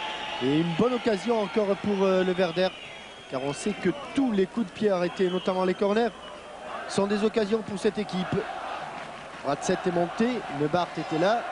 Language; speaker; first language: French; native; French